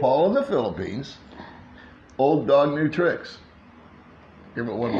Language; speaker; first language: English; native; English